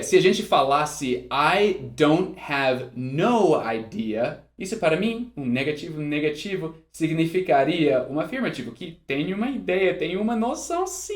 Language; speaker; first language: Portuguese; non-native, fluent; English